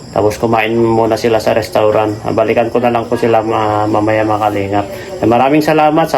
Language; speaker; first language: Filipino; non-native, local second language; Iloko